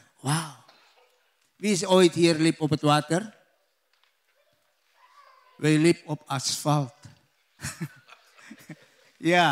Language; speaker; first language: Dutch; non-native, learner; Indonesian